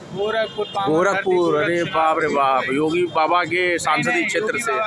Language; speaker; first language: Hindi; native; Hindi